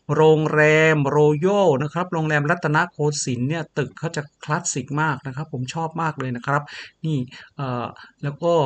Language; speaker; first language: Thai; native; Thai